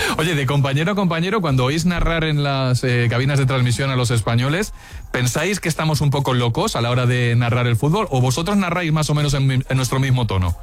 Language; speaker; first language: Spanish; native; Spanish